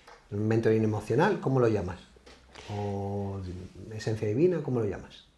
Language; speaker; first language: Spanish; native; Spanish